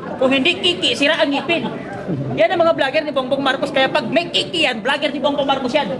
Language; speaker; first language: Filipino; non-native, local second language; Maguindanaon